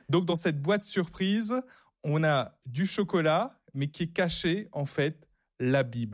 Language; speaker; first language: French; native; French